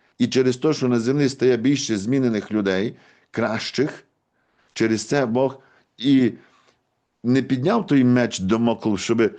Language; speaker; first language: Ukrainian; native; Ukrainian